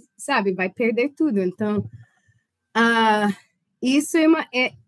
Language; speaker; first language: Portuguese; non-native, fluent; English